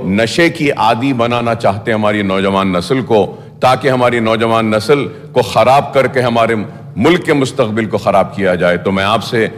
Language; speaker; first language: Urdu; native; Urdu